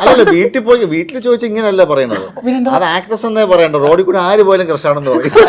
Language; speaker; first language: Malayalam; native; Malayalam